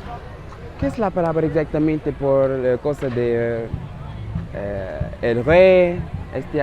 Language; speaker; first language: Spanish; non-native, learner; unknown